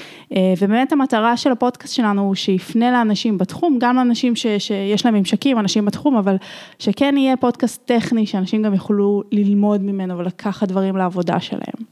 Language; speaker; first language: Hebrew; native; Hebrew